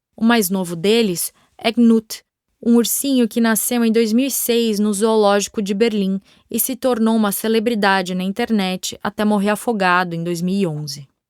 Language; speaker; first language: Portuguese; native; Portuguese